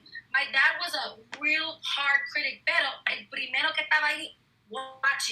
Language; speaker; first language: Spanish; early bilingual, heritage; Spanish